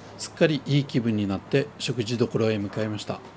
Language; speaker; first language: Japanese; native; Japanese